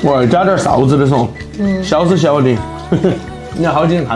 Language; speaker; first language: Chinese; native; Chinese